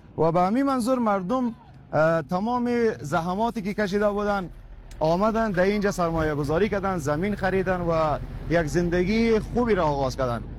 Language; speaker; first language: Persian; native; Persian